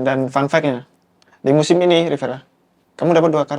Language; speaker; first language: Indonesian; native; Indonesian